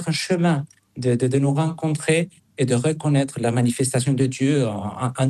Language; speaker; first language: French; non-native, fluent; Spanish